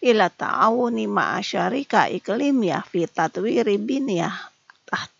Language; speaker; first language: Arabic; non-native, fluent; Indonesian